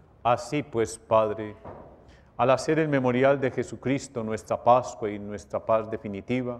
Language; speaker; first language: Spanish; native; Spanish